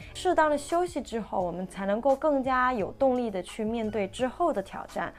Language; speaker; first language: Chinese; native; Chinese